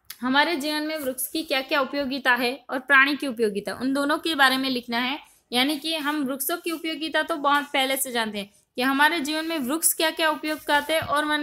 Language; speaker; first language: Hindi; non-native, local second language; Gujarati